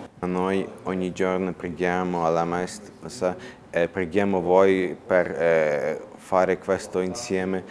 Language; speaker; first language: Italian; non-native, learner; Ukrainian